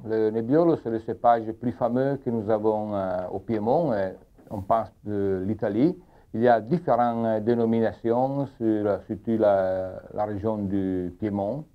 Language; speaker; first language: French; non-native, learner; Italian